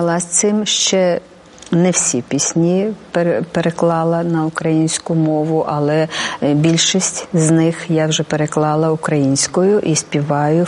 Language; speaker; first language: Ukrainian; non-native, local second language; Romanian